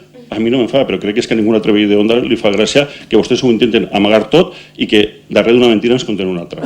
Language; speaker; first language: Catalan; native; Catalan